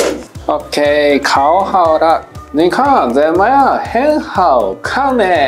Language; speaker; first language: Chinese; non-native, fluent; Japanese